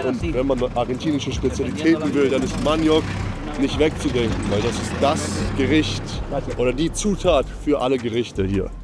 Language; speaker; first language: German; native; German